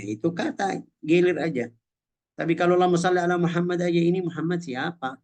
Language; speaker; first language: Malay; non-native, fluent; Arabic